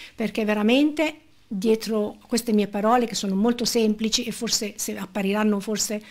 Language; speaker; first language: Italian; native; Italian